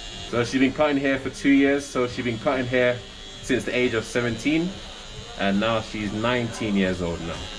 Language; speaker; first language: English; native; English